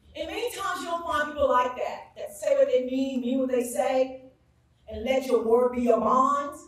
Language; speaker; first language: English; native; English